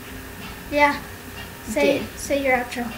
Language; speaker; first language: English; native; English